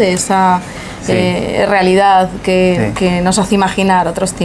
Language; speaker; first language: Spanish; native; Spanish